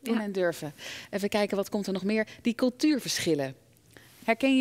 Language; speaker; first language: Dutch; native; Dutch